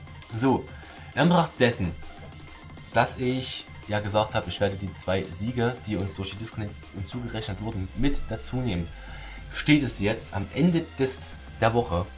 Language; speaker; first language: German; native; German